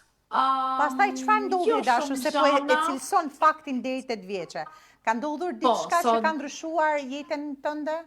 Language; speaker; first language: Albanian; native; Albanian